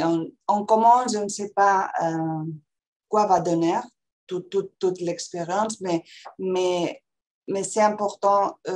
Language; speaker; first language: French; non-native, fluent; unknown